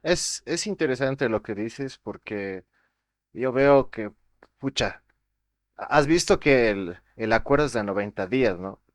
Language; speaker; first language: Spanish; native; Spanish